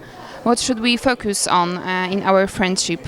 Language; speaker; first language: English; non-native, learner; Polish